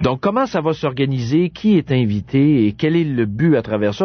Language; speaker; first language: French; native; French